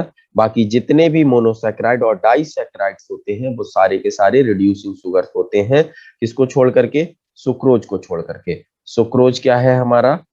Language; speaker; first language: Hindi; native; Hindi